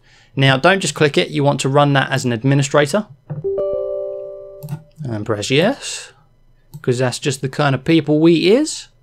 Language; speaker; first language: English; native; English